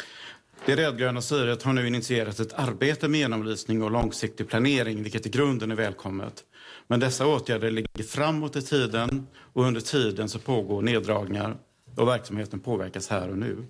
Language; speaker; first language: Swedish; native; Swedish